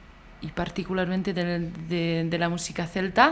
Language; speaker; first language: Spanish; non-native, fluent; French